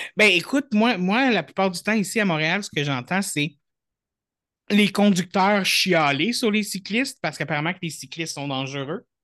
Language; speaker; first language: French; native; French